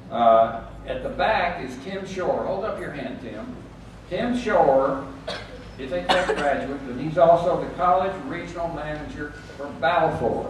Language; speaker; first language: English; native; English